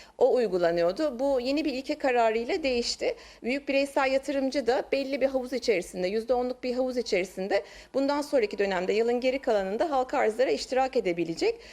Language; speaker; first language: Turkish; native; Turkish